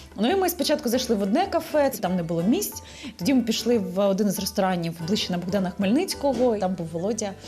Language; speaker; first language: Ukrainian; native; Ukrainian